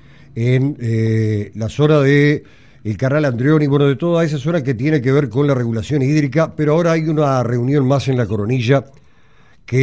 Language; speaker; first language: Spanish; native; Spanish